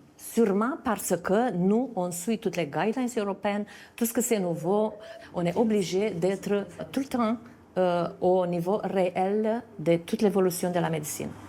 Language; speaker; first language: French; non-native, fluent; Romanian